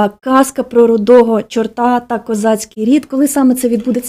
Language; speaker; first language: Ukrainian; native; Ukrainian